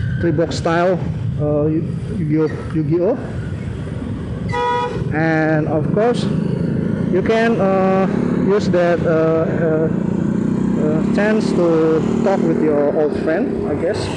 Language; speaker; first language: English; non-native, learner; Indonesian